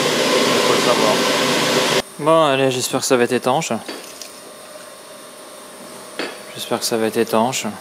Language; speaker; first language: French; native; French